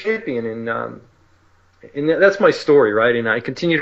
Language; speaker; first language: English; native; English